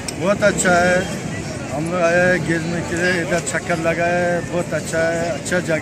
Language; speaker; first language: Hindi; non-native, learner; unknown